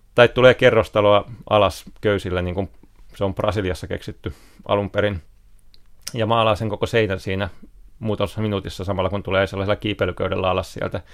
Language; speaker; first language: Finnish; native; Finnish